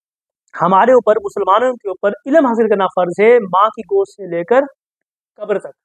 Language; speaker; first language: Urdu; native; Urdu